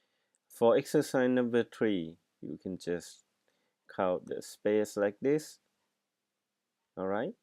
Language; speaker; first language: English; non-native, fluent; Thai